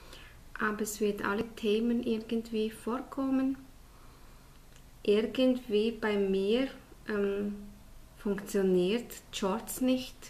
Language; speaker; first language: German; non-native, fluent; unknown